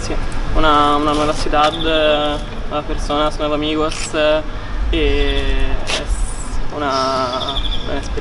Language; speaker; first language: Spanish; non-native, learner; Italian